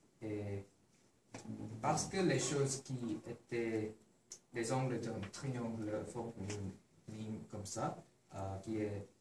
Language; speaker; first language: French; non-native, learner; Korean